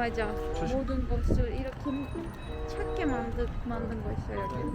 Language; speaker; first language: Korean; non-native, learner; Turkish